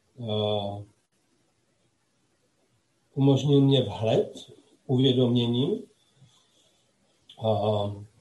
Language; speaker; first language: Czech; non-native, local second language; Slovak